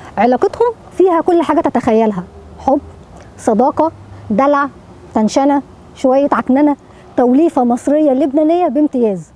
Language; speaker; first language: Arabic; native; Arabic